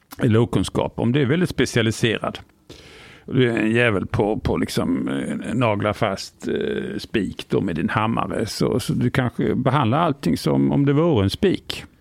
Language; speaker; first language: Swedish; native; Swedish